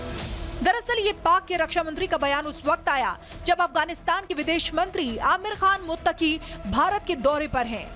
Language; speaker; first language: Hindi; native; Hindi